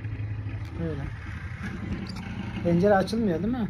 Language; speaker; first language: Turkish; native; Turkish